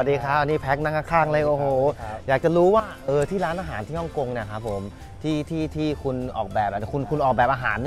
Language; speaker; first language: Thai; native; Thai